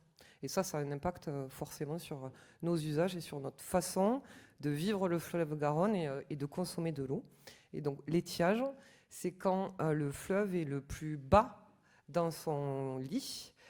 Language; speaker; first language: French; native; French